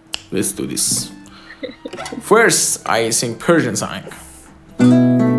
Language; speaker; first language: English; non-native, learner; Persian